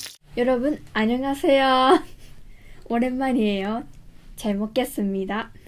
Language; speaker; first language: Korean; early bilingual, heritage; Korean